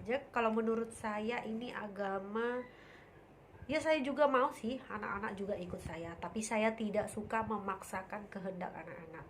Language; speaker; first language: Indonesian; native; Indonesian